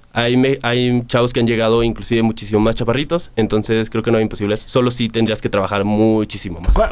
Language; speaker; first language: Spanish; native; Spanish